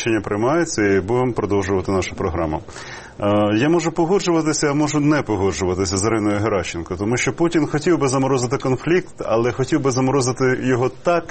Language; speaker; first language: Ukrainian; native; Ukrainian